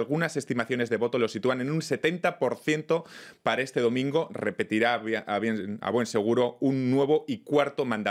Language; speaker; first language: Spanish; native; Spanish